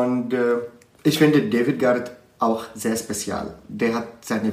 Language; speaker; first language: German; non-native, learner; Arabic